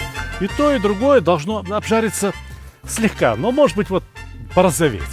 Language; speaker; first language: Russian; native; Russian